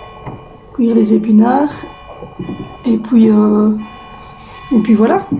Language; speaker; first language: French; native; French